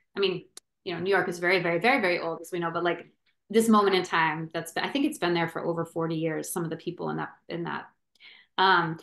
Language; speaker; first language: English; native; English